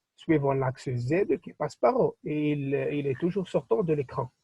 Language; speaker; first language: French; non-native, local second language; Arabic